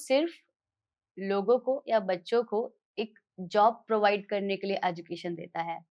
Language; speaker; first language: Hindi; native; Hindi